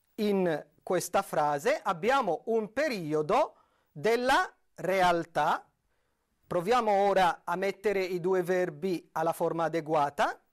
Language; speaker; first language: Italian; non-native, fluent; Arabic